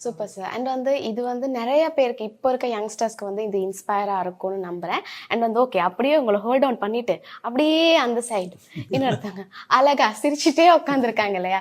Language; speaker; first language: Tamil; native; Tamil